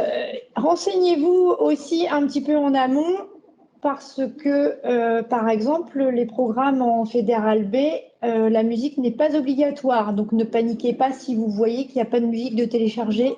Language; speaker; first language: French; native; French